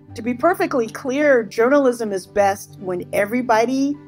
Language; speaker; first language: English; native; English